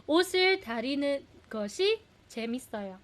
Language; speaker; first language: Korean; non-native, fluent; Filipino